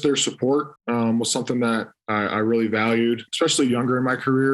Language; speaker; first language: English; native; English